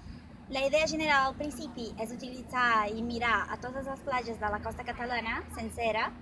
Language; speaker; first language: Catalan; non-native, fluent; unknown